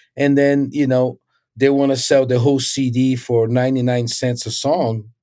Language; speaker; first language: English; non-native, fluent; Portuguese